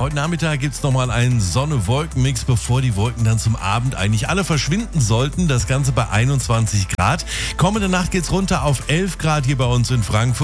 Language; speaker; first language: German; native; German